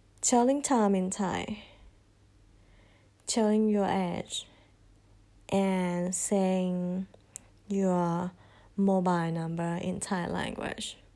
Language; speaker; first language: English; non-native, fluent; Thai